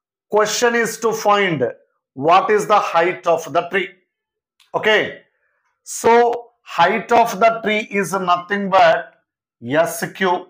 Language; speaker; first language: English; non-native, local second language; Telugu